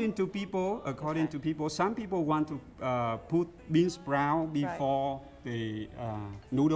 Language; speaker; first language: English; non-native, learner; Vietnamese